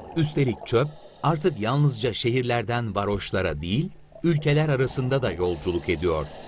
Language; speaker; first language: Turkish; native; Turkish